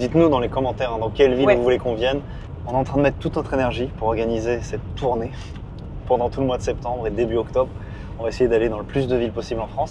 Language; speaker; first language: French; native; French